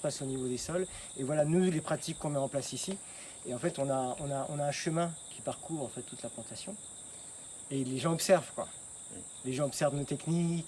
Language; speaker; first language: French; native; French